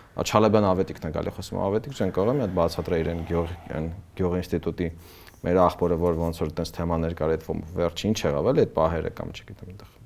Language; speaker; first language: Armenian; native; Armenian